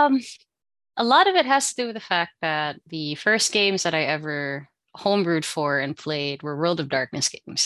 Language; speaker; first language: English; non-native, local second language; Filipino